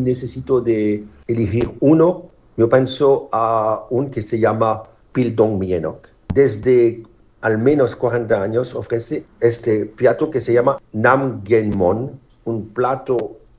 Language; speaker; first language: Spanish; non-native, fluent; French